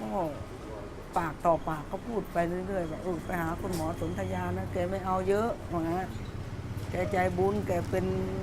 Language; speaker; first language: Thai; native; Thai